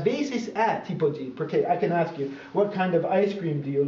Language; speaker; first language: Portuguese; non-native, fluent; English